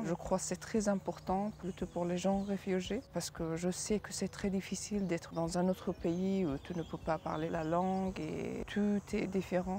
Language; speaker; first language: French; non-native, learner; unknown